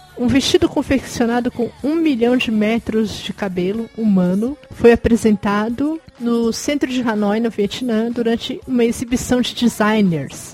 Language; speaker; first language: Portuguese; native; Portuguese